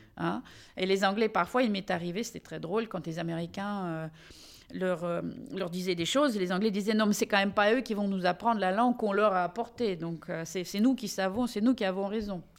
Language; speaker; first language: French; non-native, fluent; Russian